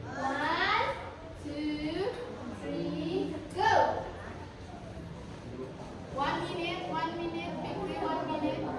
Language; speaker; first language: English; non-native, learner; Indonesian